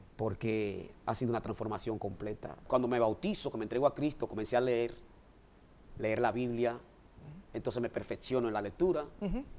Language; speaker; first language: Spanish; native; Spanish